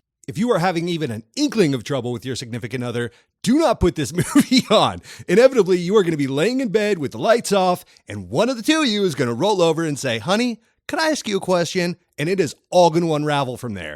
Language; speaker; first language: English; native; English